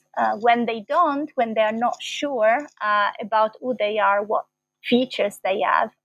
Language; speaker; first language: English; non-native, fluent; Italian